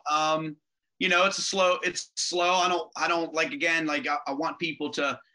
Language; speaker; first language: English; native; English